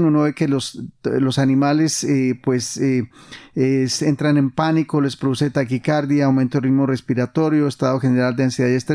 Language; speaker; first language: Spanish; native; Spanish